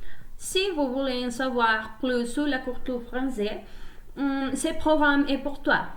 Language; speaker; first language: French; non-native, learner; Spanish